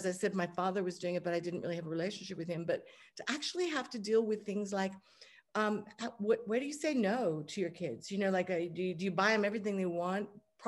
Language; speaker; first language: English; native; English